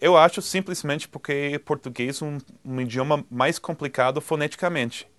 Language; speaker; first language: Portuguese; non-native, fluent; English